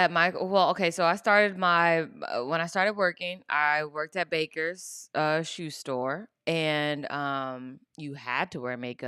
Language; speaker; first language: English; native; English